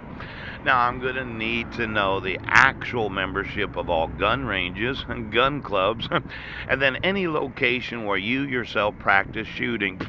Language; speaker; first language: English; native; English